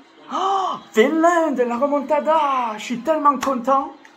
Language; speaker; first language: French; native; French